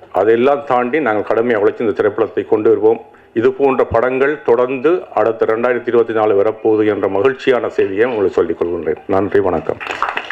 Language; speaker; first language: Tamil; native; Tamil